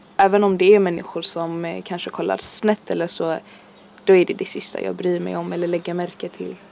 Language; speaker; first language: Swedish; early bilingual, other home language; Arabic